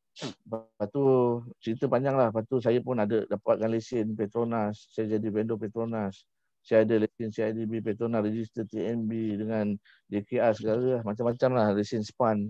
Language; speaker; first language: Malay; native; Malay